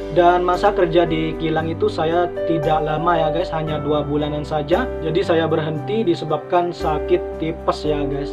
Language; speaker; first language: Indonesian; non-native, local second language; Madurese